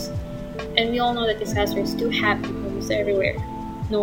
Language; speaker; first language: English; non-native, local second language; Filipino